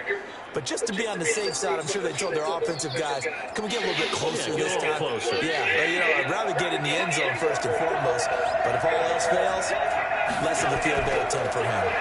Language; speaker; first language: English; native; English